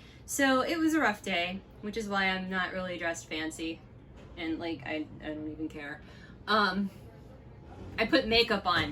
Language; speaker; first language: English; native; English